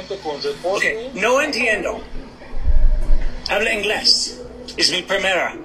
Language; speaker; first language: Spanish; non-native, learner; English